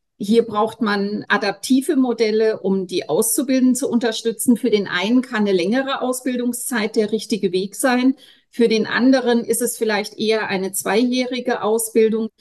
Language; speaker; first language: German; native; German